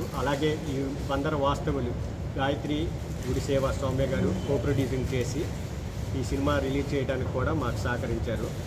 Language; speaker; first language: Telugu; native; Telugu